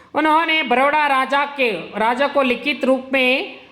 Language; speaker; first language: Hindi; non-native, local second language; Kannada